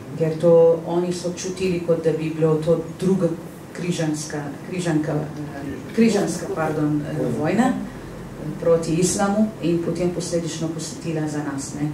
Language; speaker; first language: Slovenian; non-native, fluent; Arabic